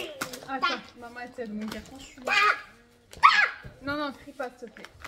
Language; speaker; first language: French; native; French